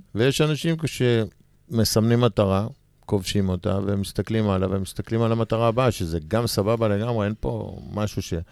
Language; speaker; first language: Hebrew; native; Hebrew